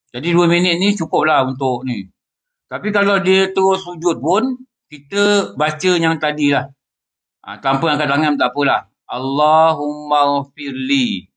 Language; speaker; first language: Malay; native; Malay